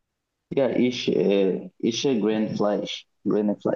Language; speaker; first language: German; non-native, learner; Bangla